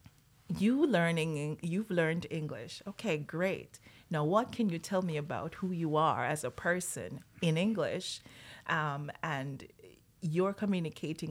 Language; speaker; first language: English; non-native, local second language; Jamaican Creole English